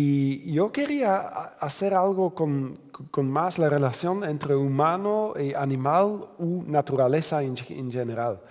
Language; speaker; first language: Spanish; non-native, fluent; Dutch